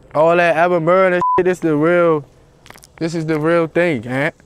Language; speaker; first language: English; native; English